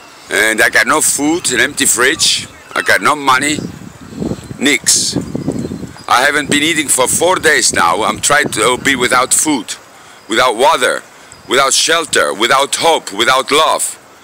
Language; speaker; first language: English; non-native, fluent; Italian